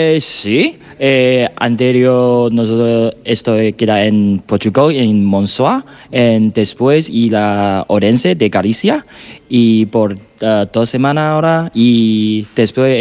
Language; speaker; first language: Spanish; non-native, learner; Chinese